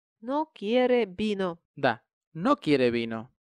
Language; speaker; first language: Spanish; non-native, fluent; Russian